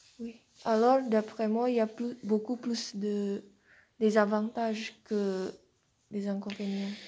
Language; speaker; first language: French; non-native, learner; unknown